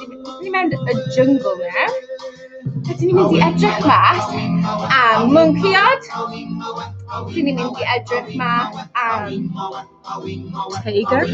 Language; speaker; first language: Welsh; non-native, learner; English